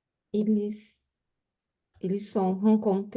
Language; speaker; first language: French; non-native, learner; Portuguese